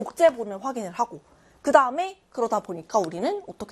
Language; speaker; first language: Korean; native; Korean